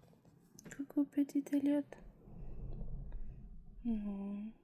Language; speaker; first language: French; native; French